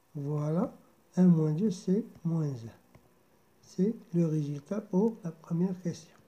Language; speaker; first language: French; non-native, local second language; Arabic